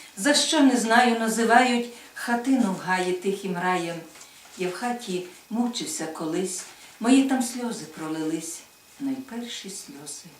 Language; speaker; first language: Ukrainian; native; Ukrainian